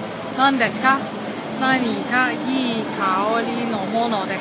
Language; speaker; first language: Japanese; non-native, learner; Cantonese